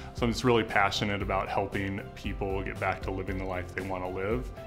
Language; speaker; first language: English; native; English